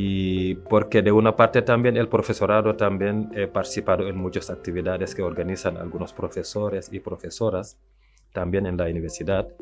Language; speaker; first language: Spanish; non-native, fluent; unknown